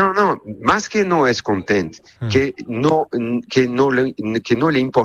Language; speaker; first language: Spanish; non-native, learner; Italian